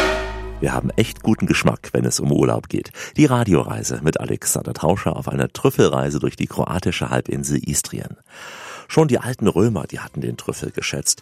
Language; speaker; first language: German; native; German